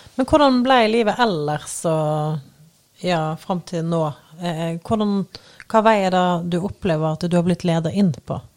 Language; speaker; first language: Norwegian; native; Norwegian